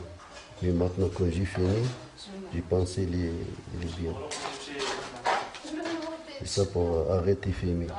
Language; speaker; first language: French; non-native, learner; Arabic